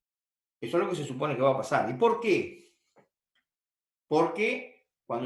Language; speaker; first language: Spanish; native; Spanish